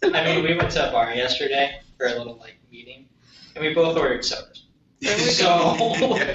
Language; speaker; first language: English; native; English